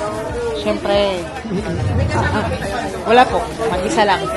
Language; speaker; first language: Filipino; native; Filipino